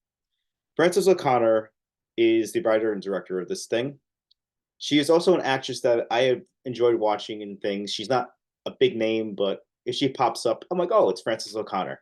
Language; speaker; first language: English; native; English